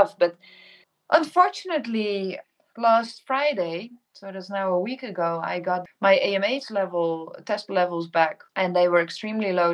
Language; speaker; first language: English; non-native, fluent; Dutch